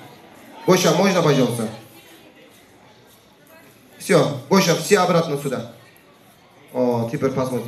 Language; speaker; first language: Russian; non-native, learner; Turkish